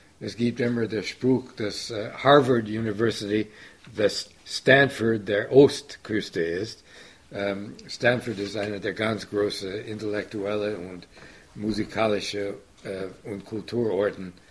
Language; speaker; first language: German; non-native, fluent; English